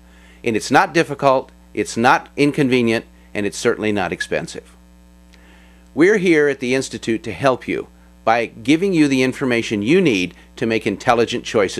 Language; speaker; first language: English; native; English